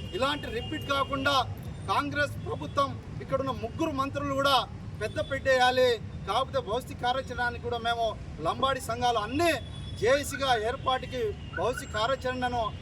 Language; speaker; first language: Telugu; non-native, local second language; Lambadi